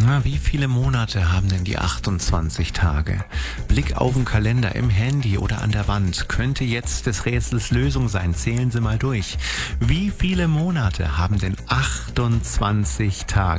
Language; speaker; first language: German; native; German